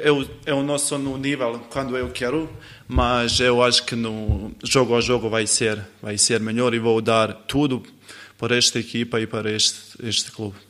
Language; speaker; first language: Portuguese; non-native, learner; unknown